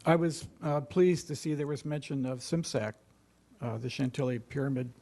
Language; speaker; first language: English; native; English